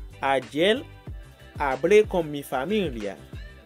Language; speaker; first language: Spanish; non-native, fluent; Haitian Creole